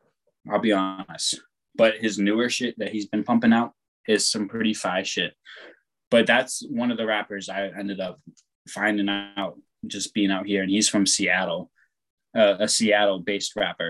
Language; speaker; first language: English; native; English